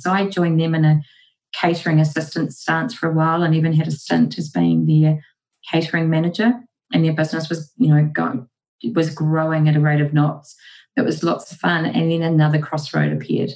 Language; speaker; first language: English; native; English